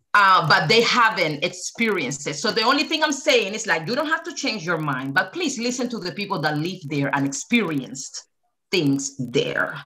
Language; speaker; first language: English; early bilingual, other home language; Spanish